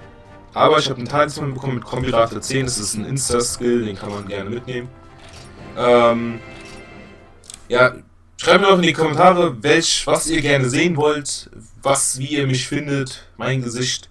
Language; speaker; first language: German; native; German